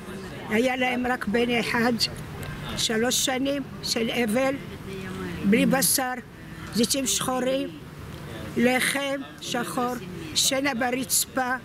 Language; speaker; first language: Hebrew; non-native, fluent; Arabic